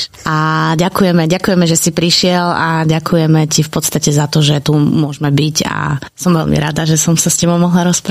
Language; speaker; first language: Slovak; native; Slovak